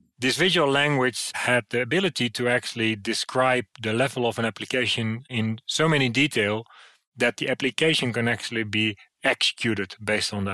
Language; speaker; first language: English; non-native, fluent; Dutch